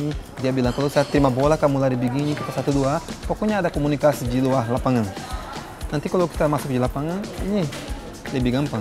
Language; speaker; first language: Indonesian; non-native, fluent; Portuguese